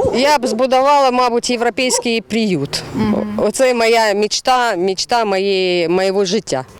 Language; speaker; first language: Ukrainian; non-native, learner; Uzbek